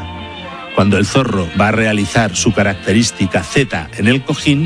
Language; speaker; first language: Spanish; native; Spanish